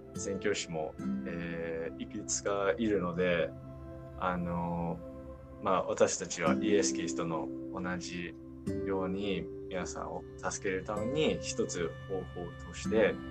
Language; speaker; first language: Japanese; non-native, fluent; English